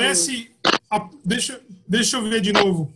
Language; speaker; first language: Portuguese; native; Portuguese